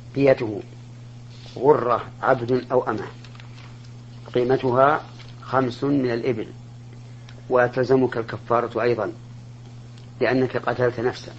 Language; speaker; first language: Arabic; native; Arabic